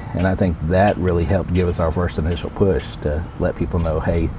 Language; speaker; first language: English; native; English